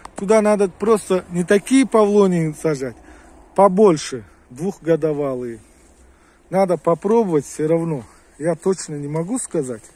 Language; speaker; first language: Russian; non-native, local second language; Uzbek